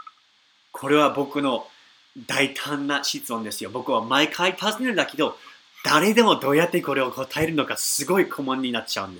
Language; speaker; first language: Japanese; non-native, fluent; English